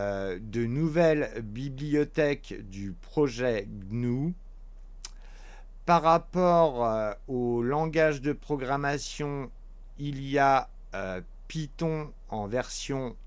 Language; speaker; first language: French; native; French